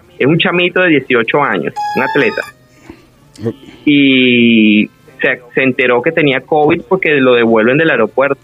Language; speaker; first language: Spanish; native; Spanish